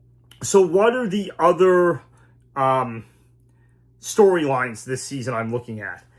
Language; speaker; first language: English; native; English